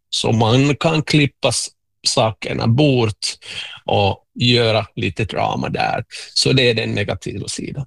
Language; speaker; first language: Swedish; non-native, local second language; Finnish